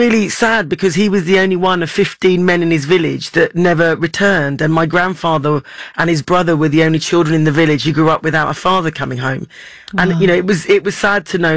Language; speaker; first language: English; native; English